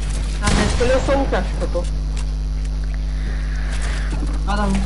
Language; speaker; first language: Bulgarian; native; Bulgarian